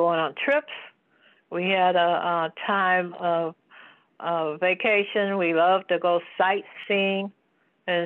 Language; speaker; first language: English; native; English